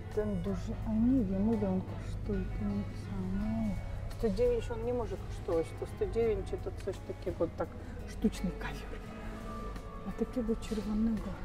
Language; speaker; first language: Polish; non-native, fluent; Russian